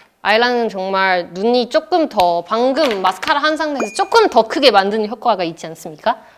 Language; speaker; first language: Korean; non-native, fluent; Chinese